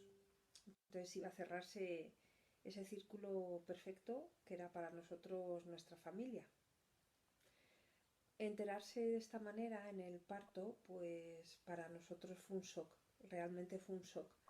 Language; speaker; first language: Spanish; native; Spanish